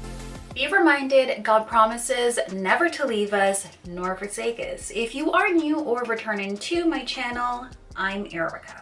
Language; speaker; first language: English; native; English